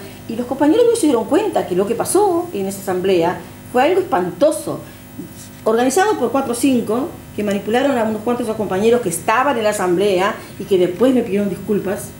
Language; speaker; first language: Spanish; native; Spanish